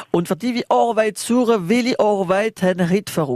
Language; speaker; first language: German; non-native, local second language; French